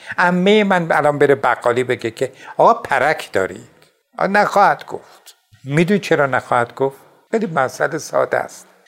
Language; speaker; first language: Persian; non-native, local second language; Azerbaijani